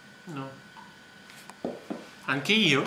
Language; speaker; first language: Italian; non-native, learner; German